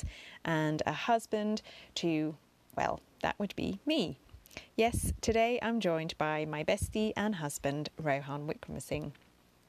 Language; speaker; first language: English; native; English